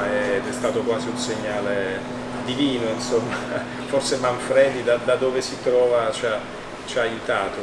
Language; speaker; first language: Italian; native; Italian